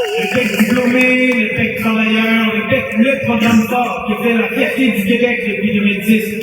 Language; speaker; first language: French; native; French